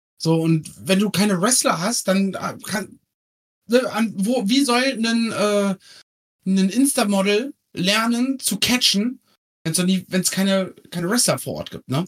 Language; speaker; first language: German; native; German